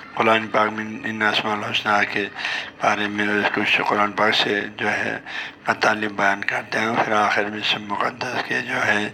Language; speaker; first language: Urdu; non-native, local second language; Balti